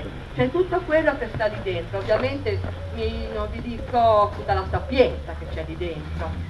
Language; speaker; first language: Italian; native; Italian